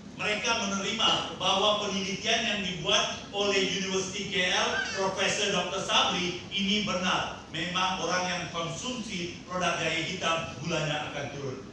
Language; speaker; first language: Indonesian; non-native, fluent; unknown